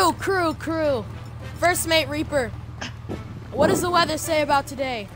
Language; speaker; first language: English; native; English